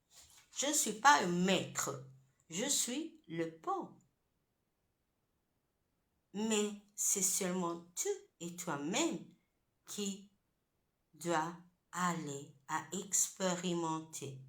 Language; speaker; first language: French; non-native, fluent; Italian